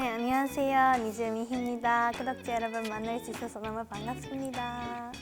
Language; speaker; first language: Korean; non-native, fluent; Japanese